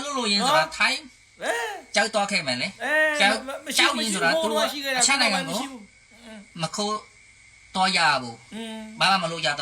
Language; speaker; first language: Burmese; non-native, learner; Khmer